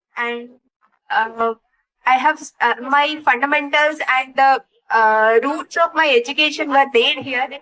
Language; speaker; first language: English; non-native, local second language; Telugu